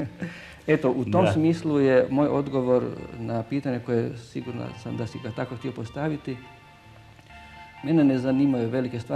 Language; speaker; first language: Croatian; native; Croatian